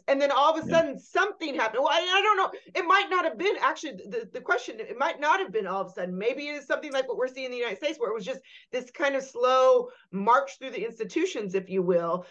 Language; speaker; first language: English; native; English